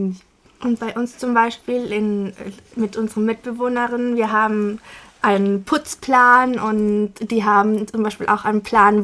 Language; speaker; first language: German; non-native, fluent; Spanish